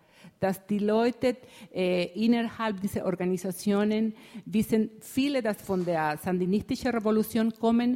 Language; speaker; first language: German; non-native, fluent; Spanish